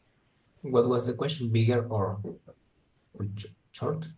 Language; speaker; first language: English; non-native, learner; Spanish